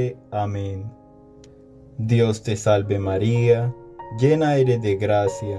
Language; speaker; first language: Spanish; native; Spanish